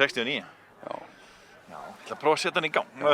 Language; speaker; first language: Icelandic; native; Icelandic